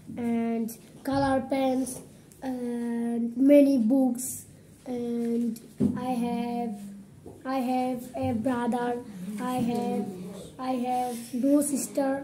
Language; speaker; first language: English; non-native, learner; Bangla